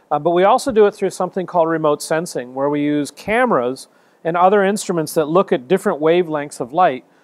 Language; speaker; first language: English; native; English